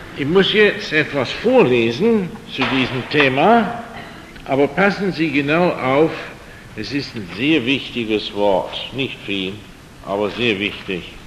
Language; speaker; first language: German; non-native, fluent; English